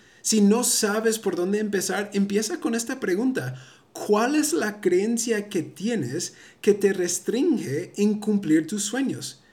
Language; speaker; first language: Spanish; early bilingual, heritage; Spanish